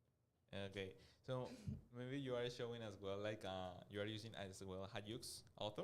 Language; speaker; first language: English; non-native, fluent; Spanish